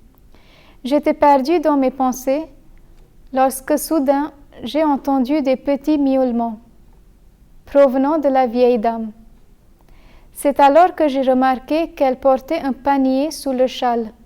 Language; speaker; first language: French; non-native, fluent; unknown